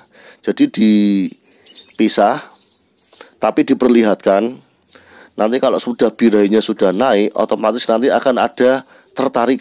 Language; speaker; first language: Indonesian; native; Indonesian